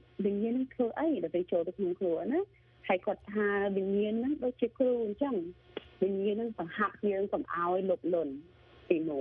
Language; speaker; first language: Khmer; early bilingual, heritage; Khmer